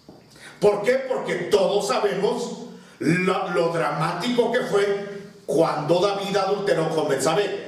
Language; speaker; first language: Spanish; native; Spanish